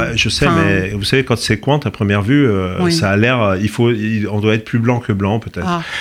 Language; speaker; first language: French; native; French